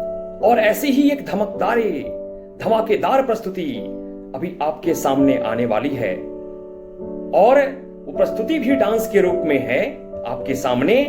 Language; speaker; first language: Hindi; native; Hindi